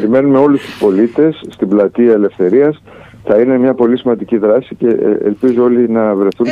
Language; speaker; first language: Greek; native; Greek